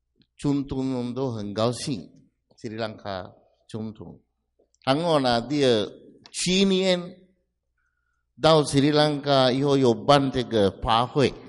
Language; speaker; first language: Chinese; non-native, fluent; Sinhala